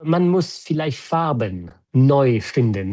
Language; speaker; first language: German; non-native, fluent; French